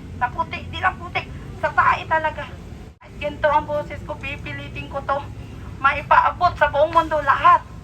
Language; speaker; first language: Filipino; native; Filipino